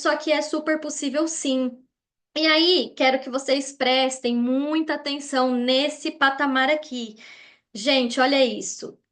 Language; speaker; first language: Portuguese; native; Portuguese